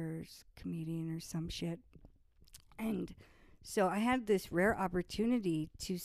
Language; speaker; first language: English; native; English